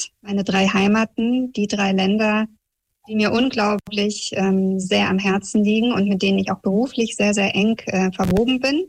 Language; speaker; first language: German; early bilingual, other home language; Russian